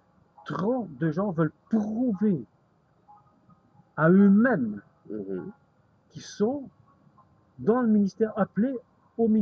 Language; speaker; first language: French; native; French